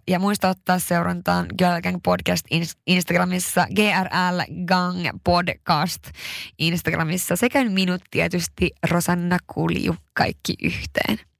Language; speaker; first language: Finnish; early bilingual, heritage; Finnish